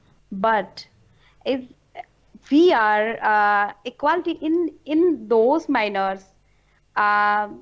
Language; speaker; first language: English; non-native, learner; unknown